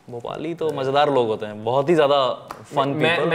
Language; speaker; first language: Hindi; native; Hindi